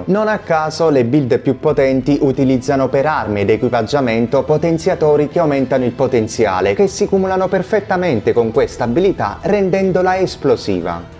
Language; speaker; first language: Italian; native; Italian